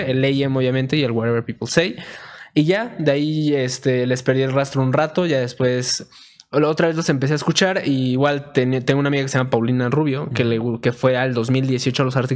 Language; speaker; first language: Spanish; native; Spanish